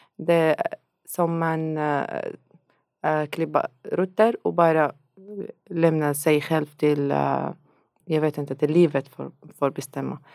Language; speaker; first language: Swedish; non-native, learner; Arabic